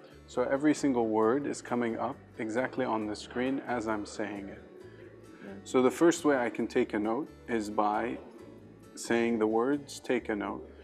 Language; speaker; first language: English; early bilingual, other home language; Arabic